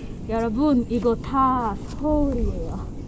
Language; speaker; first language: Korean; non-native, learner; English